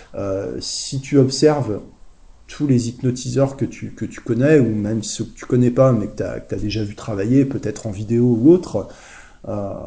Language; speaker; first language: French; native; French